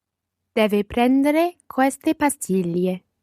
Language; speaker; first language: Italian; non-native, learner; English